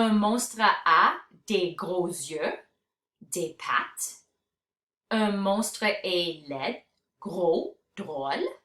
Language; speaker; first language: French; non-native, fluent; English